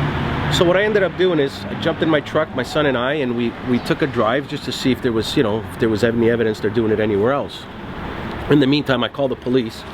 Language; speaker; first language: English; native; English